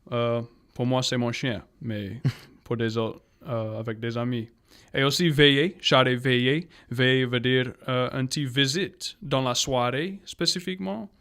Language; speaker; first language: French; non-native, local second language; English